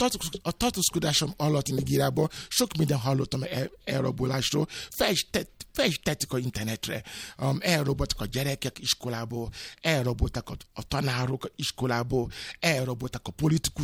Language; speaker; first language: Hungarian; non-native, fluent; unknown